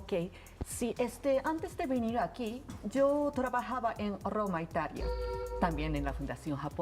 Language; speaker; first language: Spanish; non-native, learner; Japanese